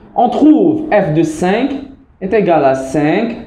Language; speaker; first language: French; non-native, local second language; Arabic